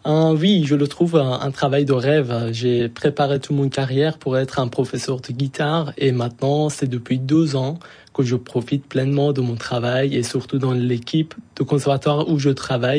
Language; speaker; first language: French; non-native, fluent; Persian